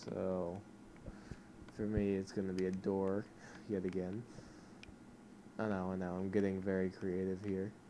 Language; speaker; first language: English; native; English